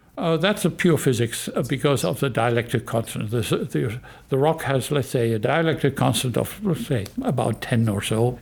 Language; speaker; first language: English; non-native, fluent; German